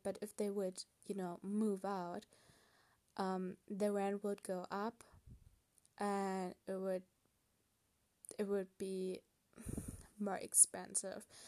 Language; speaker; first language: English; non-native, fluent; German